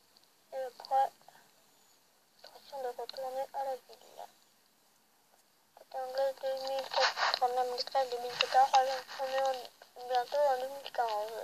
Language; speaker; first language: French; early bilingual, other home language; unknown